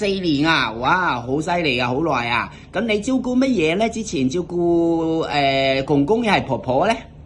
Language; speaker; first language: Cantonese; native; Cantonese